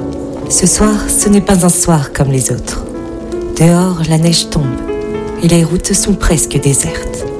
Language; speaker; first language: French; native; French